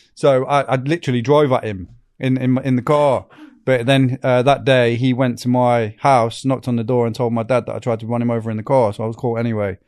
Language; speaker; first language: English; native; English